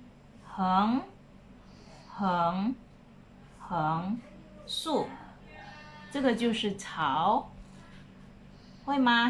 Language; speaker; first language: Chinese; non-native, fluent; Indonesian